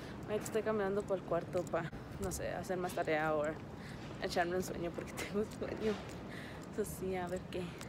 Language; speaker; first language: Spanish; early bilingual, heritage; Spanish